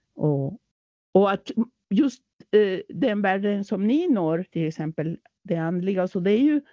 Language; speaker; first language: Swedish; non-native, fluent; Spanish